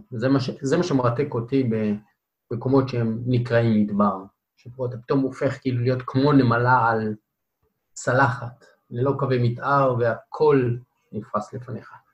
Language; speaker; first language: Hebrew; native; Hebrew